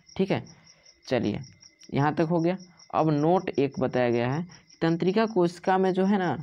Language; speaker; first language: Hindi; native; Hindi